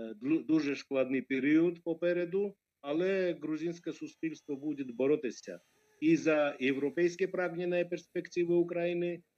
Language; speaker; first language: Ukrainian; non-native, fluent; Georgian